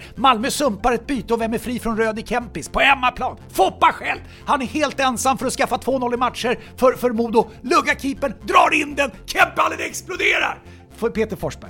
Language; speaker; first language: Swedish; native; Swedish